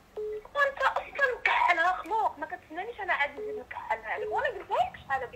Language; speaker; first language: Arabic; native; Arabic